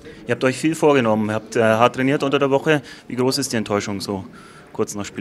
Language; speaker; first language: German; native; German